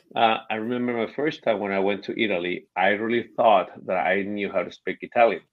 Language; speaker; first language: English; non-native, fluent; Spanish